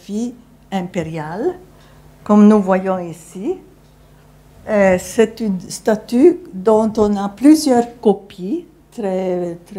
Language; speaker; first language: French; non-native, fluent; Italian